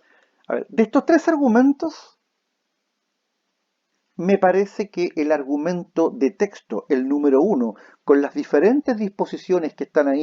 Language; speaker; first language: Spanish; native; Spanish